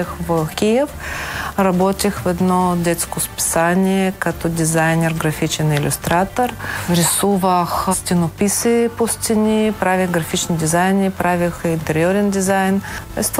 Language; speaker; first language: Bulgarian; non-native, fluent; Ukrainian